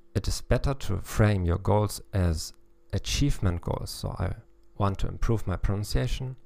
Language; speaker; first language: English; non-native, fluent; German